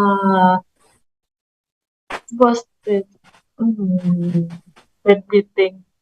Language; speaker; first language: English; non-native, learner; Thai